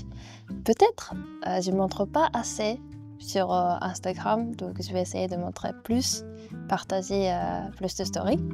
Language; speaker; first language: French; non-native, fluent; Japanese